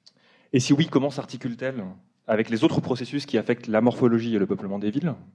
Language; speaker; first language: French; native; French